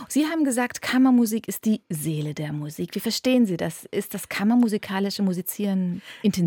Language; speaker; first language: German; native; German